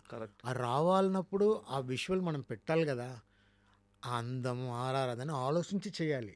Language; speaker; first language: Telugu; non-native, learner; Tamil